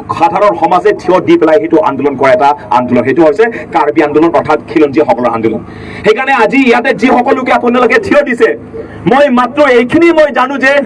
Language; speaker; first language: Assamese; non-native, local second language; Karbi